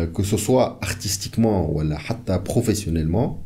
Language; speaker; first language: French; non-native, local second language; Arabic